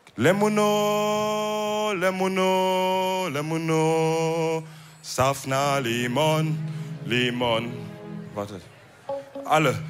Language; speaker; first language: German; early bilingual, other home language; Wolof